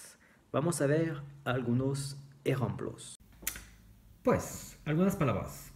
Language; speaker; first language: Spanish; non-native, fluent; French